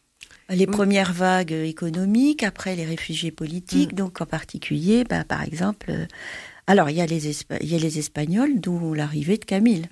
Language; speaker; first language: French; native; French